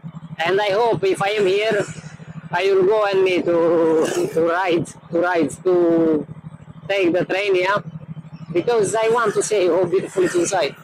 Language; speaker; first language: English; non-native, learner; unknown